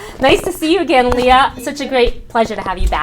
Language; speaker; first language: English; native; English